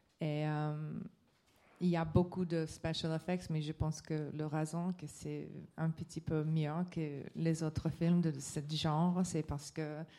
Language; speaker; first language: French; non-native, learner; English